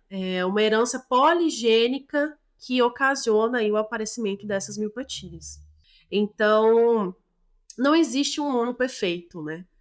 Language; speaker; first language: Portuguese; native; Portuguese